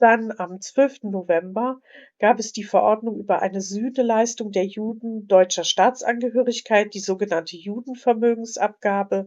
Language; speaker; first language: German; native; German